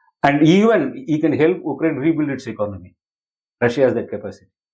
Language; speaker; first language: English; non-native, local second language; Tamil